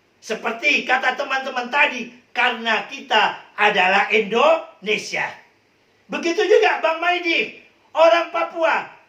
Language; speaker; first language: Indonesian; native; Indonesian